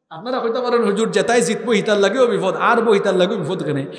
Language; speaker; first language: Bangla; non-native, local second language; Sylheti